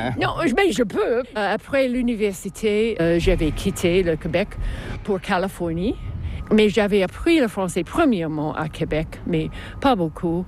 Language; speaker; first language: French; non-native, local second language; English